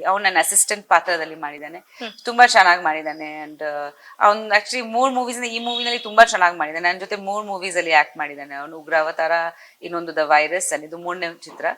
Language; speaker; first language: Kannada; non-native, fluent; Bangla